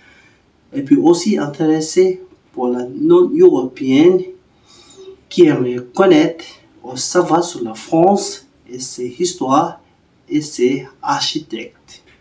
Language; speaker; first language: French; non-native, learner; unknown